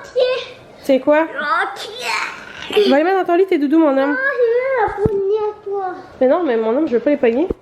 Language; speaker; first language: French; native; French